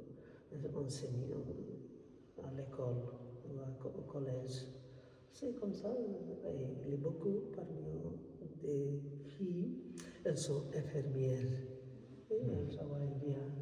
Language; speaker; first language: French; non-native, fluent; Bangla